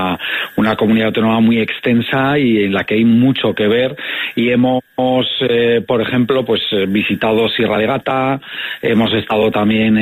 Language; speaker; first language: Spanish; native; Spanish